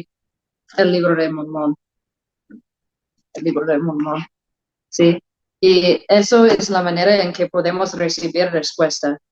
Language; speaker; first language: Spanish; non-native, learner; English